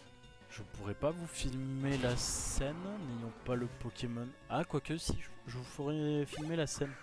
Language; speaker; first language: French; native; French